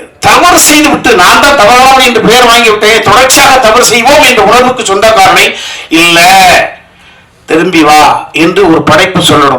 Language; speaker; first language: Tamil; native; Tamil